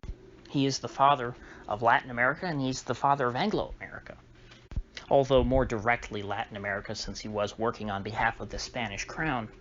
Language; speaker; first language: English; native; English